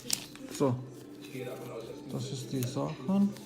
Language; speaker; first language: German; non-native, learner; Urdu